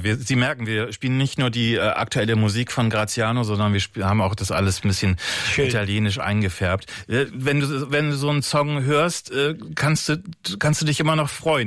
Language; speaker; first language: German; native; German